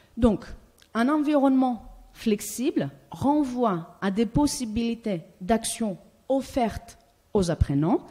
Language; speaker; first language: French; non-native, fluent; Greek